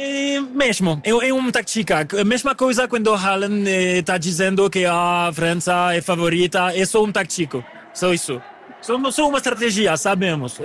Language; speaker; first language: Portuguese; non-native, fluent; French